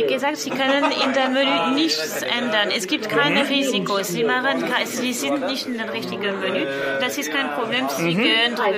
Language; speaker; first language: German; non-native, learner; French